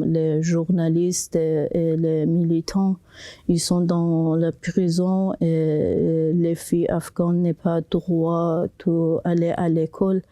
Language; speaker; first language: French; non-native, local second language; Persian